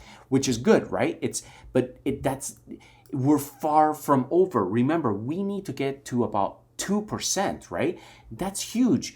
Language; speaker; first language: English; native; English